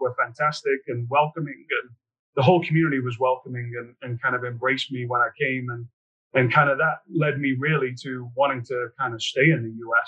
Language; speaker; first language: English; native; English